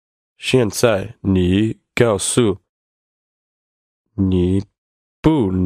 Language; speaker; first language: Chinese; non-native, learner; English